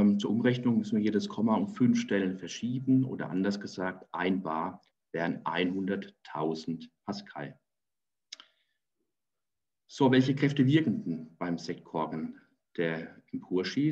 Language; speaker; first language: German; native; German